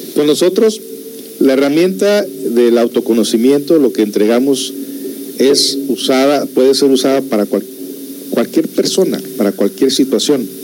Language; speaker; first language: Spanish; early bilingual, heritage; Spanish